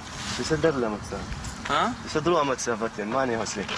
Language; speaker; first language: Hebrew; non-native, local second language; Arabic